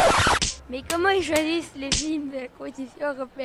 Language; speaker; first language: French; native; French